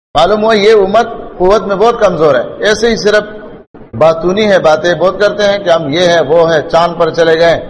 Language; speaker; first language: Urdu; non-native, local second language; Pashto